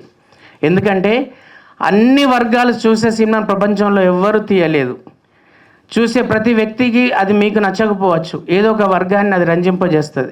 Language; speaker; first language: Telugu; native; Telugu